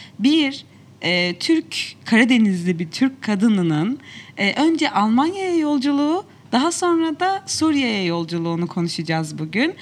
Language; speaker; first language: Turkish; native; Turkish